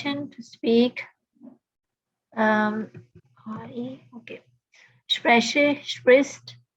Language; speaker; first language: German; non-native, learner; Urdu